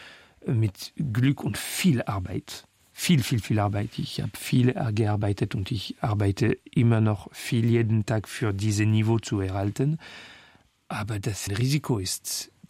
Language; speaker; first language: German; non-native, local second language; French